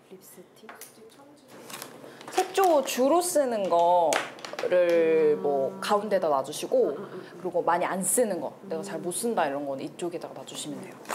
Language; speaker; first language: Korean; native; Korean